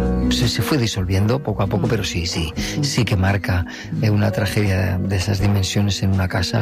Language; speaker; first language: Spanish; native; Spanish